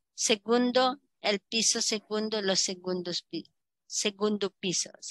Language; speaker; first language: Spanish; non-native, fluent; Filipino